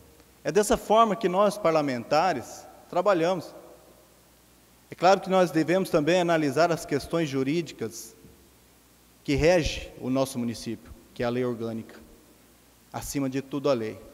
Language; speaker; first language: Portuguese; native; Portuguese